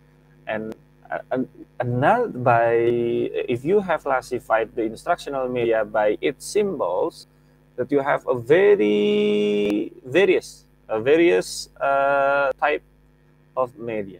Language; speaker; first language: English; non-native, fluent; Indonesian